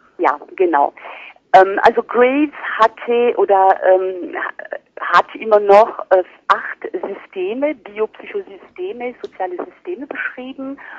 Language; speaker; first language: German; non-native, fluent; French